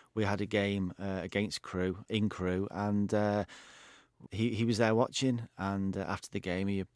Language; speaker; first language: English; native; English